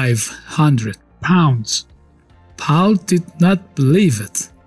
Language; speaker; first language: English; non-native, fluent; Persian